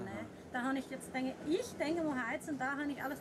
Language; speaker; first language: German; early bilingual, heritage; German